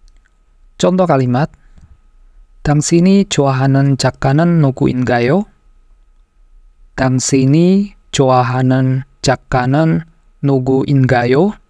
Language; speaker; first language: Korean; non-native, fluent; Indonesian